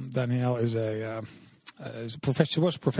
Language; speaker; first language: English; non-native, fluent; Dutch